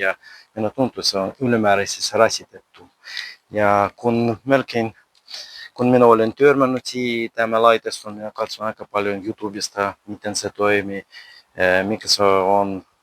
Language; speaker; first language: Finnish; non-native, learner; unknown